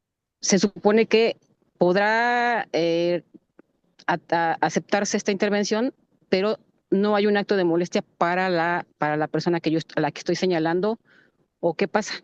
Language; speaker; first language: Spanish; native; Spanish